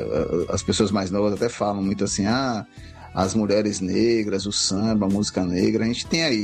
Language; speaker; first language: Portuguese; native; Portuguese